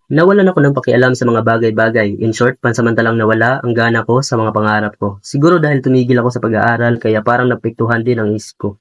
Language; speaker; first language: Filipino; non-native, local second language; Cebuano